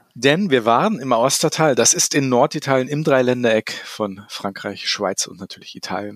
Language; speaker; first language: German; native; German